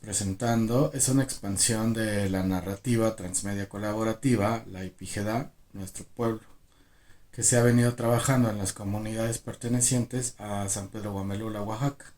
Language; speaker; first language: Spanish; native; Spanish